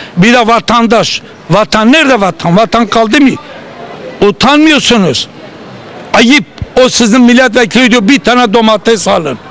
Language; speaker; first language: Turkish; non-native, local second language; Kurdish